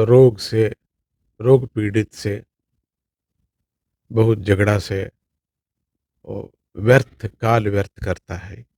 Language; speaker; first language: Hindi; non-native, local second language; Kannada